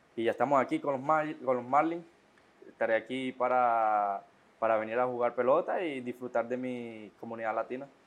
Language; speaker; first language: Spanish; native; Spanish